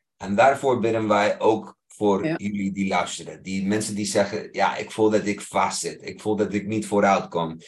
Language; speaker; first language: Dutch; non-native, fluent; English